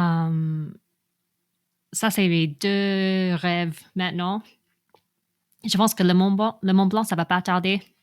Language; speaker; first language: French; non-native, fluent; English